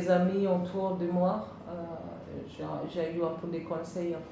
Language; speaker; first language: French; non-native, learner; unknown